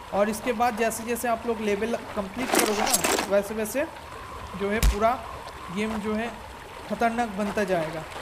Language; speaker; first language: Hindi; native; Hindi